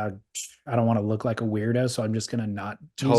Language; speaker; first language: English; native; English